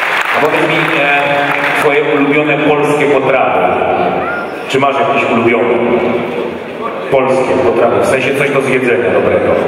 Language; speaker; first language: Polish; native; Polish